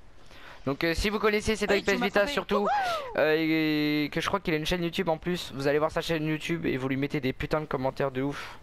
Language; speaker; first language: French; native; French